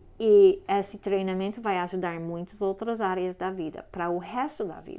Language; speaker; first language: Portuguese; non-native, learner; English